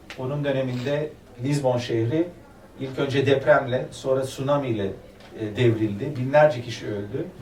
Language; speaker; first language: Turkish; early bilingual, other home language; German